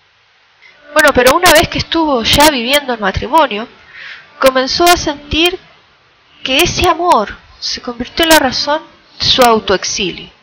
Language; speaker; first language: Spanish; native; Spanish